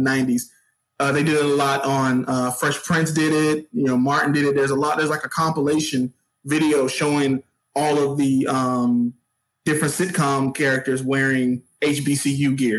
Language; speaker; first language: English; native; English